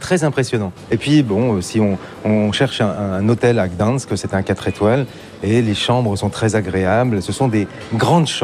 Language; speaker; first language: French; native; French